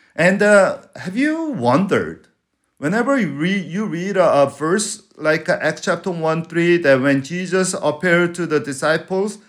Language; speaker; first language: English; non-native, fluent; Spanish